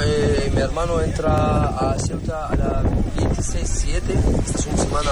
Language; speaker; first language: Spanish; non-native, learner; Arabic